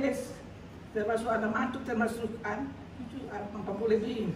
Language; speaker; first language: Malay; non-native, local second language; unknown